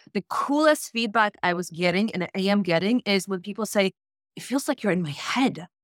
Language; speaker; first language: English; non-native, fluent; Polish